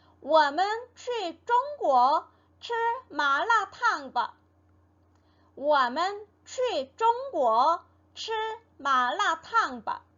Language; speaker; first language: Chinese; non-native, fluent; Korean